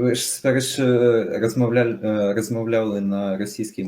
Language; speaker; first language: Ukrainian; non-native, local second language; Russian